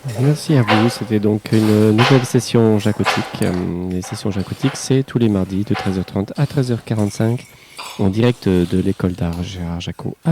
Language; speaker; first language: French; native; French